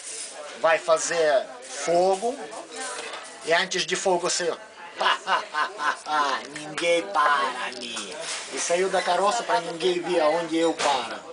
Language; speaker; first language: Portuguese; non-native, learner; Russian